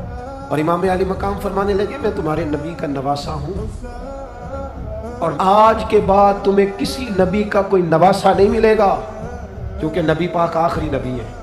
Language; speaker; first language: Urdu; non-native, local second language; Punjabi